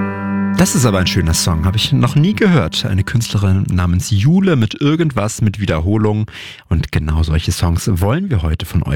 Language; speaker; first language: German; native; German